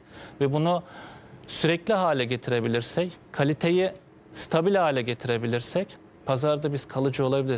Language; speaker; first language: Turkish; native; Turkish